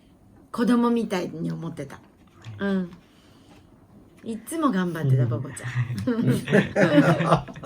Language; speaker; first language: Japanese; native; Japanese